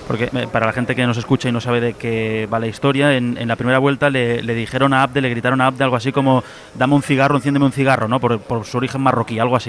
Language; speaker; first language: Spanish; native; Spanish